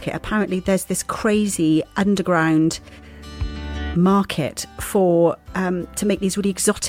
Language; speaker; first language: English; native; English